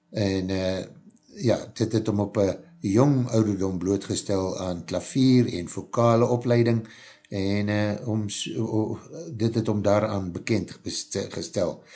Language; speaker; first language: Afrikaans; native; Afrikaans